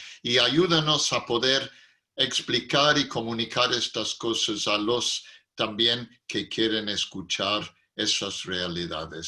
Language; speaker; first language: Spanish; non-native, fluent; English